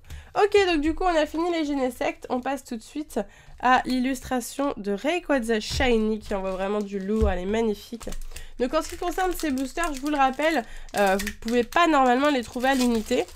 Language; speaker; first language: French; native; French